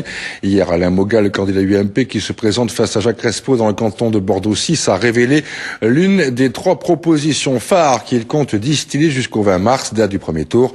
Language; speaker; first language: French; native; French